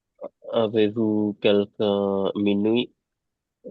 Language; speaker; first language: French; non-native, learner; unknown